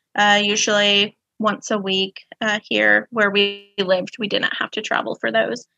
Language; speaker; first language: English; native; English